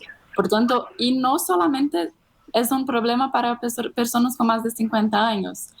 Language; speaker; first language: Spanish; non-native, fluent; Portuguese